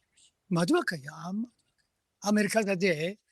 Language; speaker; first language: Hebrew; non-native, learner; Japanese